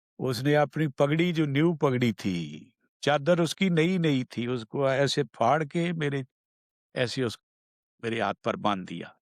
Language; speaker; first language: Urdu; non-native, local second language; Punjabi